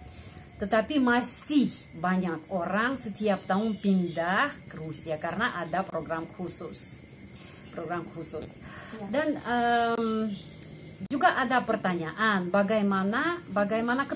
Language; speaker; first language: Indonesian; non-native, fluent; Russian